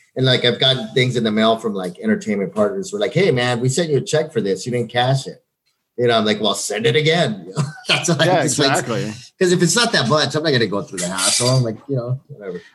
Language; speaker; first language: English; native; English